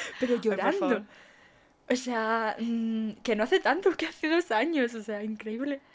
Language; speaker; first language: Spanish; native; Spanish